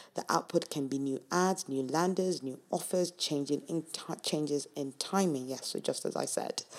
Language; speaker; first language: English; non-native, local second language; Yoruba